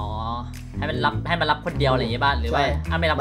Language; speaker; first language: Thai; native; Thai